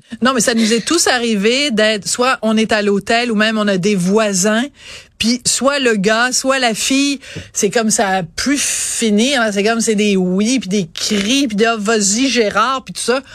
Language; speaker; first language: French; native; French